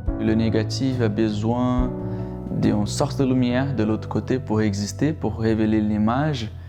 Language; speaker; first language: French; non-native, fluent; Portuguese